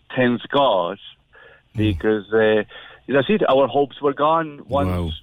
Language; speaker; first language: English; non-native, fluent; Spanish